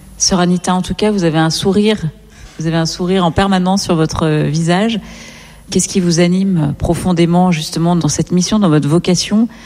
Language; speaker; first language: French; native; French